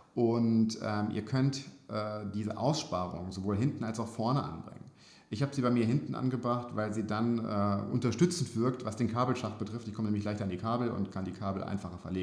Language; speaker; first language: German; native; German